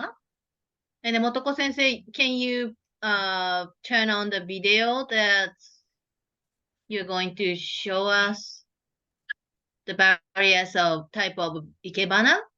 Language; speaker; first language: English; non-native, learner; Japanese